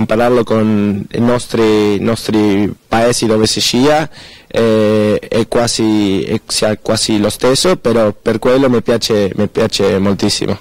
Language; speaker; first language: Italian; early bilingual, heritage; Spanish